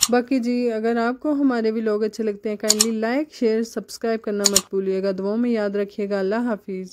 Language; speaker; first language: Urdu; non-native, local second language; Punjabi